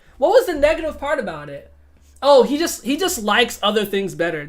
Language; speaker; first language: English; native; English